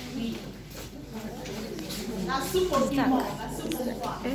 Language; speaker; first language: French; non-native, learner; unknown